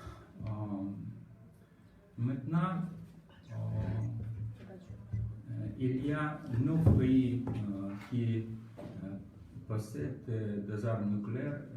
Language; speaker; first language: French; non-native, learner; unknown